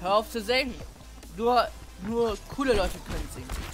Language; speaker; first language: German; native; German